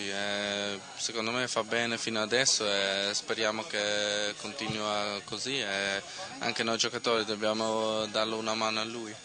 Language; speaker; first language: Italian; non-native, learner; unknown